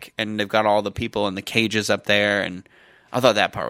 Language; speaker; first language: English; native; English